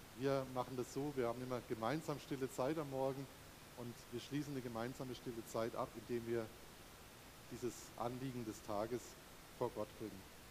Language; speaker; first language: German; native; German